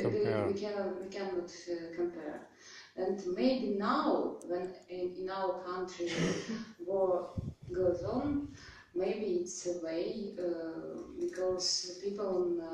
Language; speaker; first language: English; non-native, learner; Russian